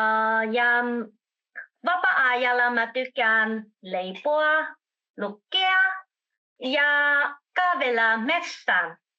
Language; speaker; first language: Finnish; non-native, learner; Vietnamese